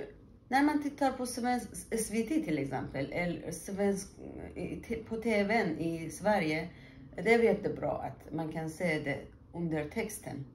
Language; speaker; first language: Swedish; non-native, learner; Persian